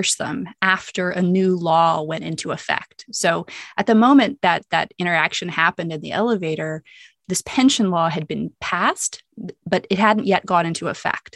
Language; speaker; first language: English; native; English